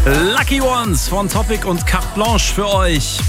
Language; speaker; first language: German; native; German